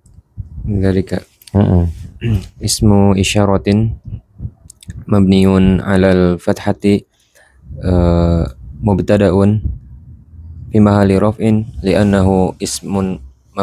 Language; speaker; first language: Arabic; non-native, learner; Indonesian